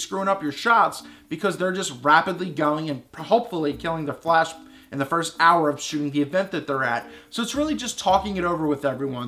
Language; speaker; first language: English; native; English